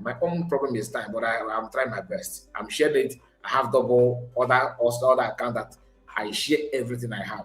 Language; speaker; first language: English; non-native, local second language; Igbo